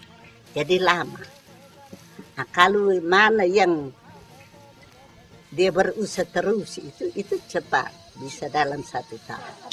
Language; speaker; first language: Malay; non-native, local second language; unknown